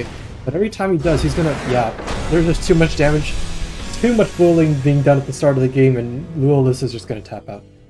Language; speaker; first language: English; native; English